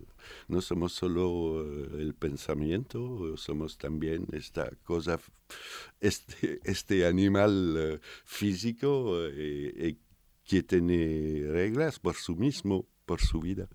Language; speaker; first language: Spanish; non-native, fluent; French